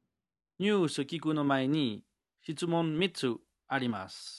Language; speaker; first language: Japanese; non-native, learner; French